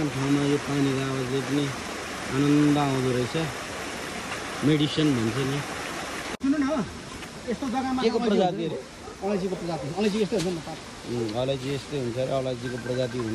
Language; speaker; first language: Nepali; native; Nepali